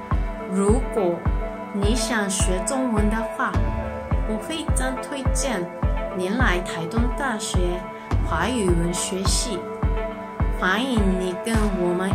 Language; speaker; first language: Chinese; non-native, learner; Japanese